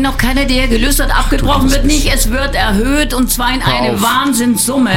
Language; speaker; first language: German; native; German